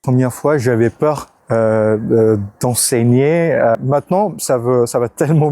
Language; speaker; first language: French; non-native, learner; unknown